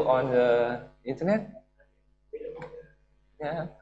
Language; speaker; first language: English; non-native, learner; Vietnamese